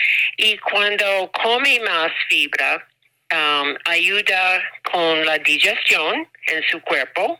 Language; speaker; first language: Spanish; non-native, learner; English